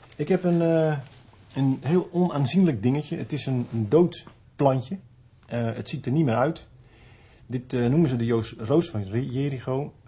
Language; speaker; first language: Dutch; native; Dutch